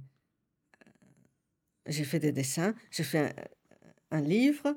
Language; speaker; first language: French; non-native, fluent; Italian